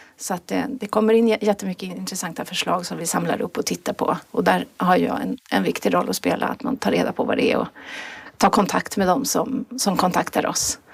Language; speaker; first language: Swedish; native; Swedish